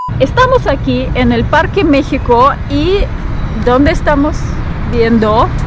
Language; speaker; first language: Spanish; non-native, fluent; Russian